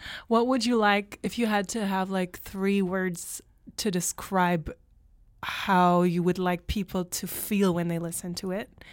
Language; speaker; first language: English; non-native, fluent; German